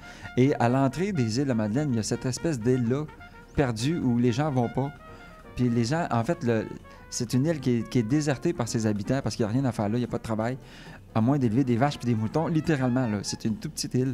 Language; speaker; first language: French; native; French